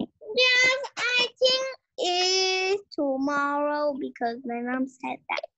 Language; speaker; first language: English; non-native, learner; Vietnamese